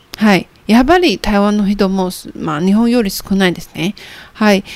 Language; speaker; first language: Japanese; non-native, fluent; Chinese